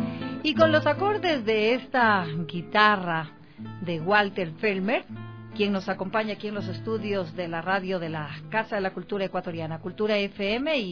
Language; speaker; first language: Spanish; native; Spanish